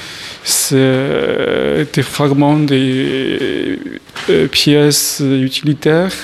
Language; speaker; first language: French; non-native, learner; Chinese